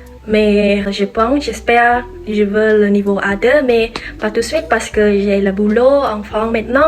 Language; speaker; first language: French; non-native, learner; Khmer